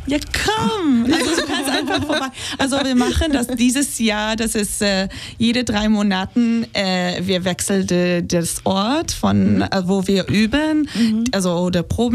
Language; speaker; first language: German; non-native, fluent; Hebrew